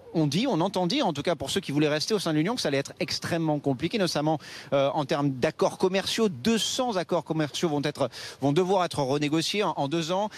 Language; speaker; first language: French; native; French